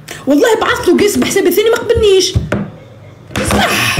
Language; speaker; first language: Arabic; native; Arabic